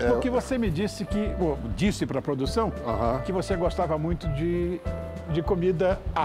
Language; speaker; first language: Portuguese; native; Portuguese